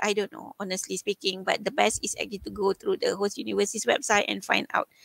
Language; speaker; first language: English; non-native, local second language; Malay